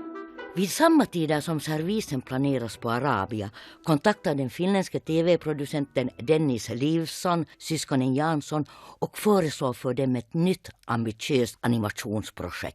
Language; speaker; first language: Swedish; native; Swedish